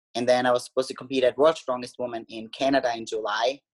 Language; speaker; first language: English; non-native, fluent; German